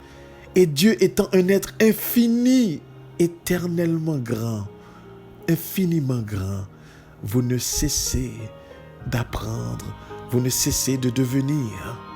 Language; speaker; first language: French; native; French